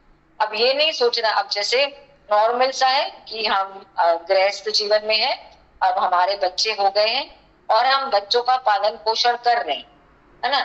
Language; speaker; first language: Hindi; native; Hindi